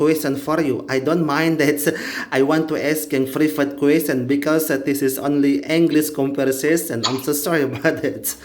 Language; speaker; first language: English; non-native, learner; Indonesian